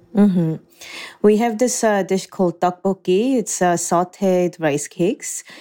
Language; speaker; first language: English; non-native, fluent; Korean